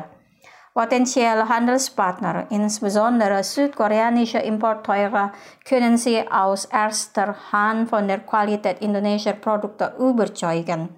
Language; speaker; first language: German; non-native, fluent; Indonesian